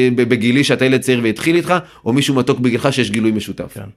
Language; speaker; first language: Hebrew; native; Hebrew